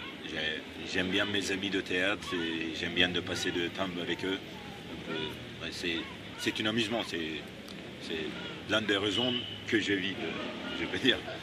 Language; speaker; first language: French; non-native, fluent; Turkish